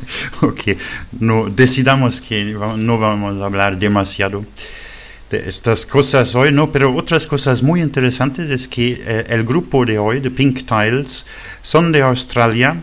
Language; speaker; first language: Spanish; non-native, fluent; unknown